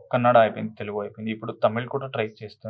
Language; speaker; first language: Telugu; non-native, local second language; Kannada